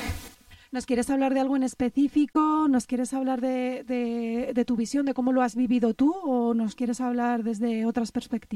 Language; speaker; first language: Spanish; native; Spanish